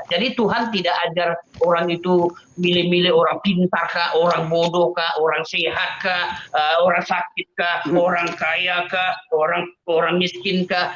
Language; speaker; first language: Indonesian; native; Indonesian